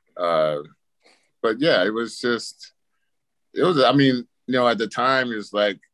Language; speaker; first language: English; native; English